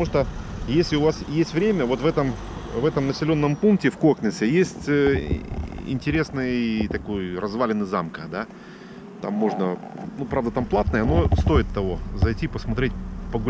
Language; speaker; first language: Russian; native; Russian